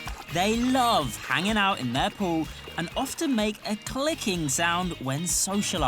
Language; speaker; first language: English; native; English